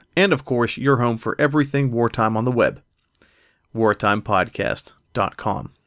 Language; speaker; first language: English; native; English